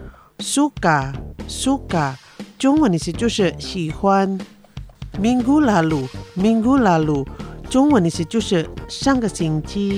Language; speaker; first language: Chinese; non-native, fluent; Indonesian